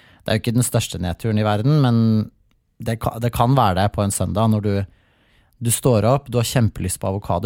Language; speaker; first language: Norwegian; native; Norwegian